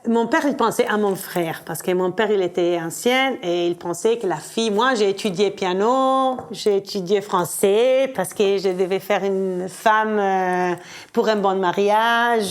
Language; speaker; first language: French; non-native, fluent; Italian